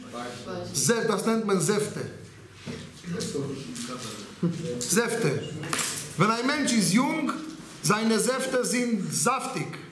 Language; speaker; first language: German; non-native, learner; Hebrew